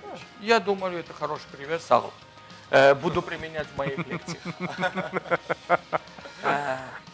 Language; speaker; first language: Russian; non-native, fluent; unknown